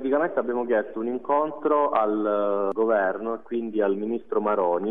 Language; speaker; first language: Italian; native; Italian